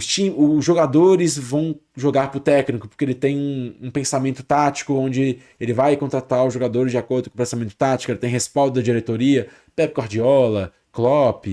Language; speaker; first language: Portuguese; native; Portuguese